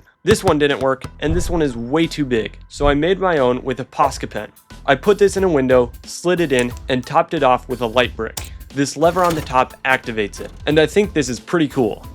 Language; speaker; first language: English; native; English